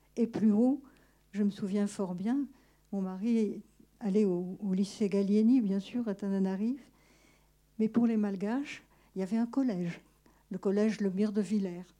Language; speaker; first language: French; native; French